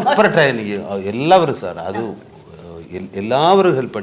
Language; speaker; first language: Tamil; non-native, learner; Malayalam